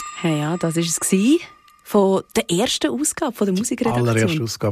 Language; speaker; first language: German; native; German